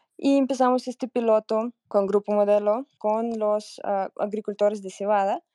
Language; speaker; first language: Spanish; non-native, fluent; Russian